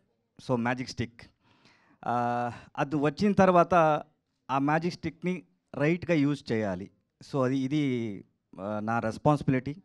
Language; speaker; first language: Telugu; non-native, learner; Kannada